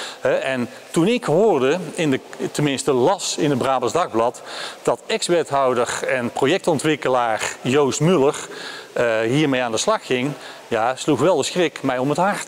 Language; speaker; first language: Dutch; native; Dutch